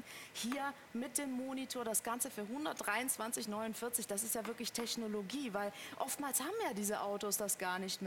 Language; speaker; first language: German; native; German